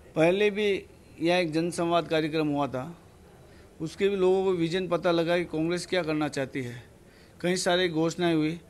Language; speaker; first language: Hindi; native; Hindi